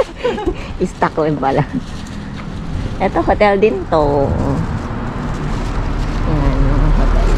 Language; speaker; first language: Filipino; native; Filipino